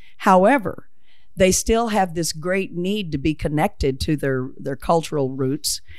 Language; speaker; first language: English; native; English